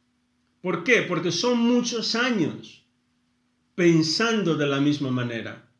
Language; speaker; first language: Spanish; non-native, fluent; Portuguese